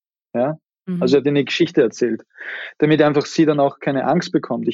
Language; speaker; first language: German; native; German